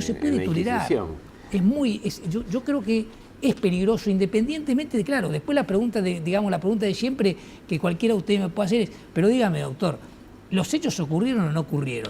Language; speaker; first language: Spanish; native; Spanish